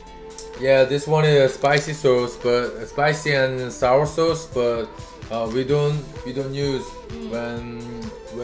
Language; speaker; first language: English; non-native, learner; Korean